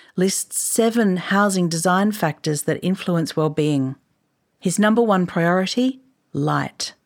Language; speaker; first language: English; native; English